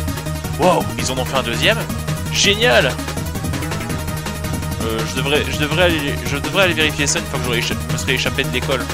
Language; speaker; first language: French; native; French